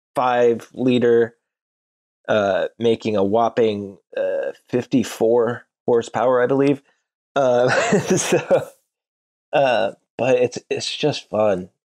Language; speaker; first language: English; native; English